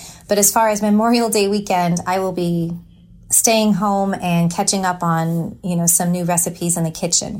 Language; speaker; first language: English; native; English